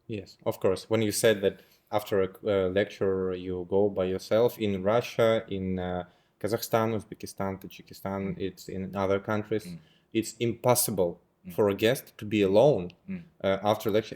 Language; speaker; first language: English; non-native, fluent; Russian